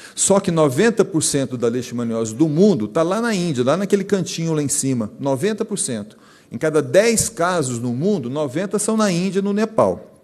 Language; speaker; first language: Portuguese; native; Portuguese